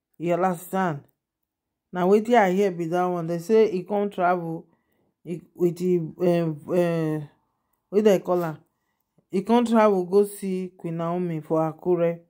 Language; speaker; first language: Nigerian Pidgin; non-native, local second language; Yoruba